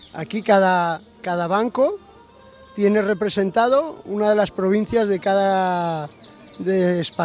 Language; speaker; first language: Spanish; native; Spanish